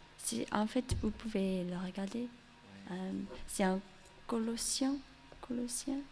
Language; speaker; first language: French; early bilingual, heritage; English